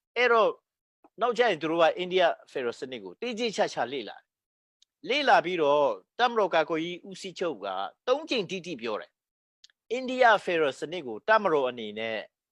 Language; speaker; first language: Burmese; non-native, local second language; Hakha Chin